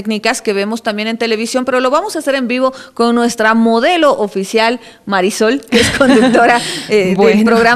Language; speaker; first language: Spanish; native; Spanish